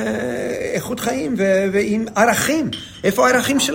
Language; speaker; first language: Hebrew; non-native, fluent; English